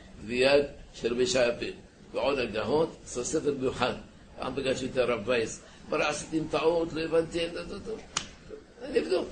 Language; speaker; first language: Hebrew; early bilingual, other home language; Arabic